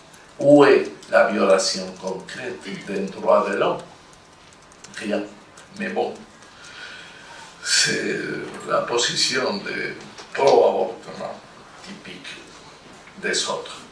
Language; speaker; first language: French; non-native, fluent; Spanish